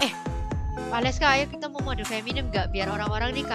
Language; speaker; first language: Indonesian; native; Indonesian